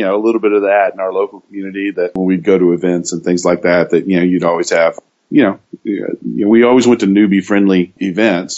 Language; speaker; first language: English; native; English